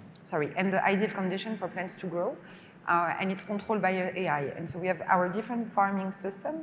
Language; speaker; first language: English; non-native, fluent; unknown